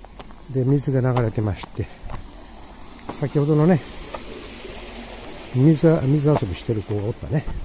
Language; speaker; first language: Japanese; native; Japanese